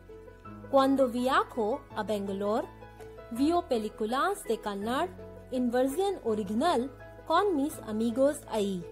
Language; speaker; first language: Spanish; non-native, learner; Hindi